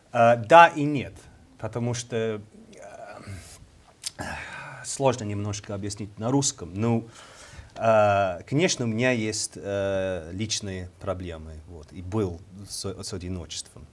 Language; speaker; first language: Russian; non-native, learner; English